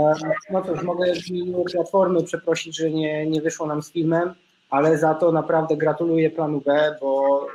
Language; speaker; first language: Polish; native; Polish